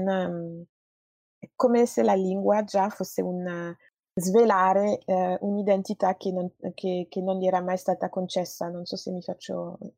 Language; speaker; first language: Italian; non-native, fluent; French